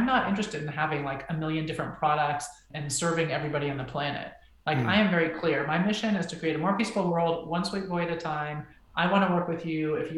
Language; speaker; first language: English; native; English